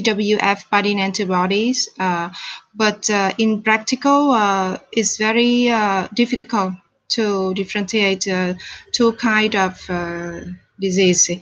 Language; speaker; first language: English; non-native, fluent; Vietnamese